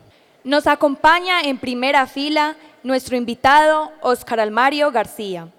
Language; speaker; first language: Spanish; native; Spanish